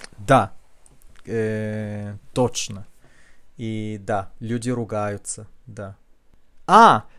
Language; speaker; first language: Russian; non-native, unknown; Spanish